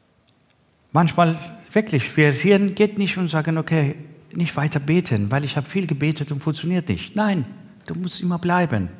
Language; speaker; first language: German; non-native, learner; Persian